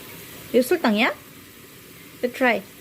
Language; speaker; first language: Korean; non-native, fluent; Filipino